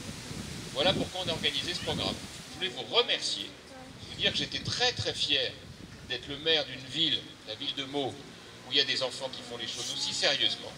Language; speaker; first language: French; native; French